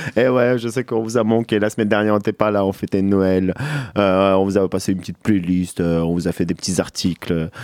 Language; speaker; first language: French; native; French